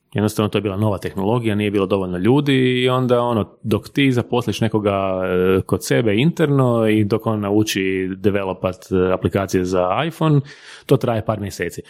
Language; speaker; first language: Croatian; native; Croatian